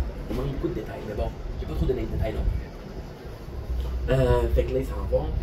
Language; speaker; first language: French; native; French